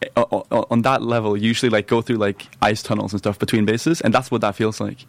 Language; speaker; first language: English; non-native, fluent; Norwegian